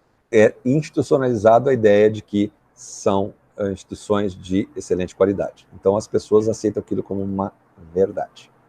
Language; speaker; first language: Portuguese; native; Portuguese